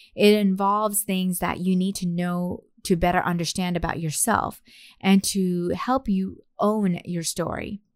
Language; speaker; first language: English; native; English